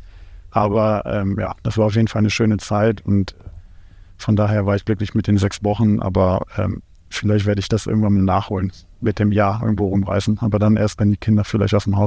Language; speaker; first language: German; native; German